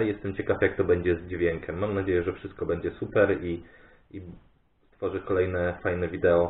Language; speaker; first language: Polish; native; Polish